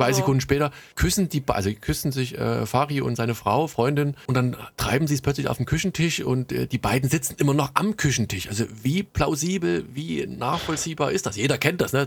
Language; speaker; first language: German; native; German